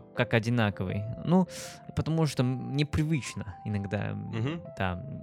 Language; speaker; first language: Russian; non-native, learner; Chinese